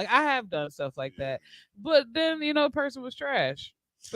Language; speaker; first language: English; native; English